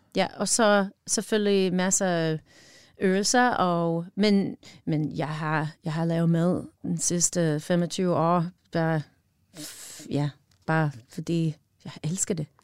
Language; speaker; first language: Danish; non-native, learner; English